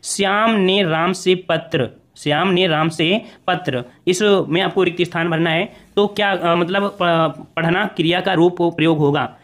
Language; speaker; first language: Hindi; native; Hindi